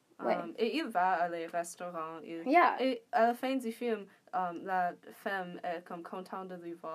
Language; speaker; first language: French; non-native, learner; English